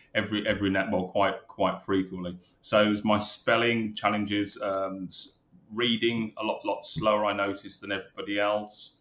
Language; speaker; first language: English; native; English